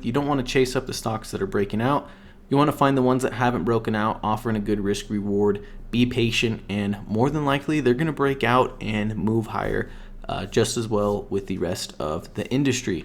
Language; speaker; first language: English; native; English